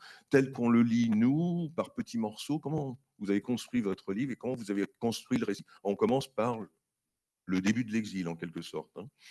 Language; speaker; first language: French; native; French